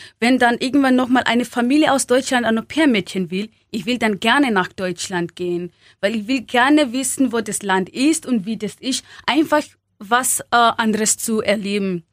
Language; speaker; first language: German; non-native, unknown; Swahili